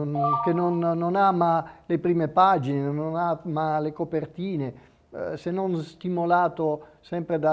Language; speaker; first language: Italian; native; Italian